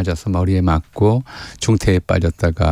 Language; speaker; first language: Korean; native; Korean